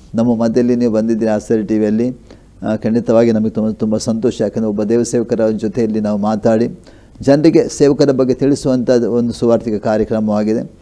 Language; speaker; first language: Kannada; native; Kannada